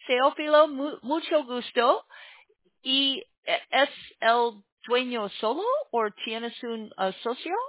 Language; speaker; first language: Spanish; non-native, learner; English